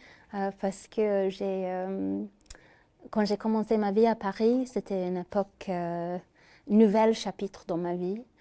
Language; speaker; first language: French; non-native, learner; English